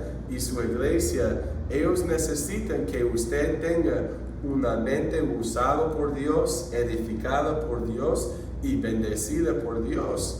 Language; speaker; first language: Spanish; non-native, fluent; English